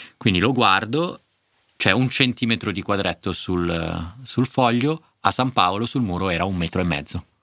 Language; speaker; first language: Italian; native; Italian